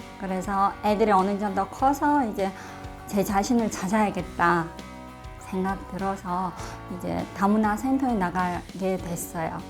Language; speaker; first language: Korean; non-native, fluent; Russian